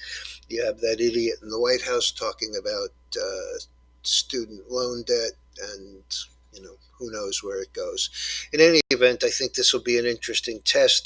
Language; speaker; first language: English; native; English